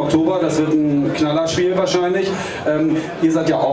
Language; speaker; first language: German; native; German